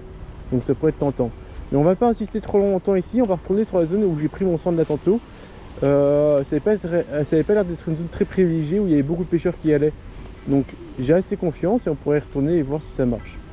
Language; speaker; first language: French; native; French